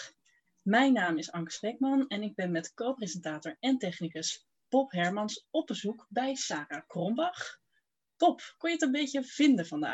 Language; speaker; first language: Dutch; native; Dutch